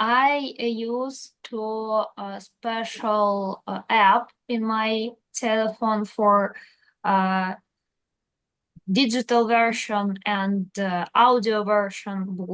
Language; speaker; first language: English; non-native, learner; Russian